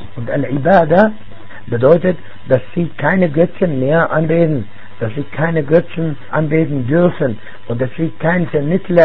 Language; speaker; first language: German; non-native, fluent; Arabic